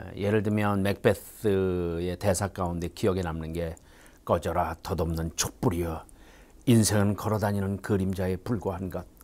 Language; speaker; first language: Korean; native; Korean